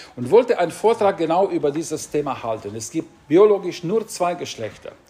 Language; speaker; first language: German; non-native, fluent; Romanian